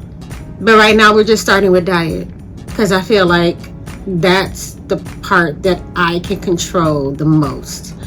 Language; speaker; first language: English; native; English